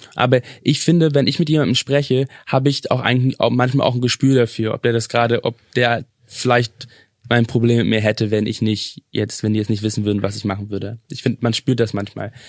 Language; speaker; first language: German; early bilingual, other home language; English